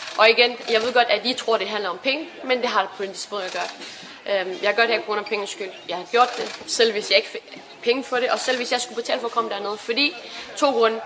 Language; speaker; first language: Danish; early bilingual, other home language; Persian